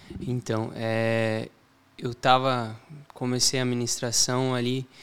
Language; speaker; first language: Portuguese; native; Portuguese